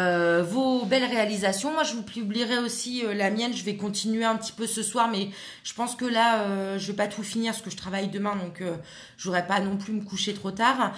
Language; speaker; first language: French; native; French